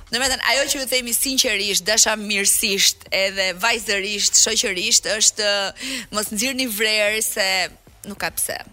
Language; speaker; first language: Albanian; native; Albanian